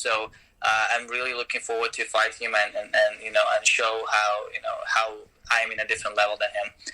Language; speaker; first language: English; non-native, fluent; Russian